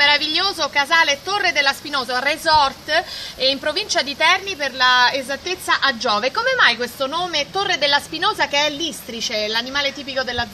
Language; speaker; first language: Italian; native; Italian